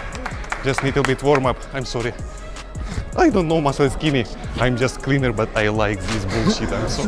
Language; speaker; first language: English; non-native, learner; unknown